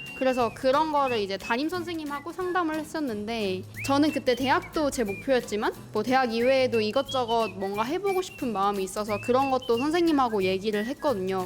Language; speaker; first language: Korean; native; Korean